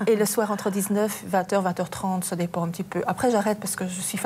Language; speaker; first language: French; native; French